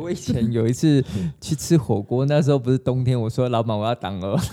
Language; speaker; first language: Chinese; native; Chinese